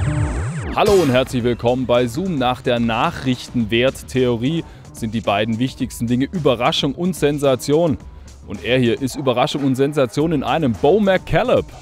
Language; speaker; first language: German; native; German